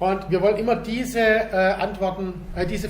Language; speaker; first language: German; native; German